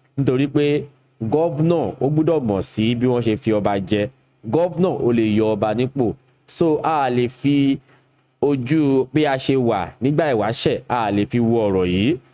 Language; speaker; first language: Yoruba; native; Yoruba